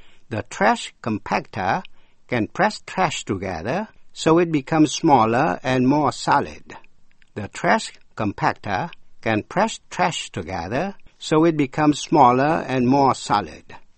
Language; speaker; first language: English; non-native, fluent; Vietnamese